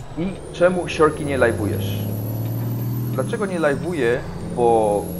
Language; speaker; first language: Polish; early bilingual, heritage; Polish